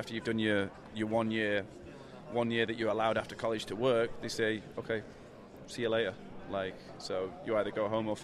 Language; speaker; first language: English; native; English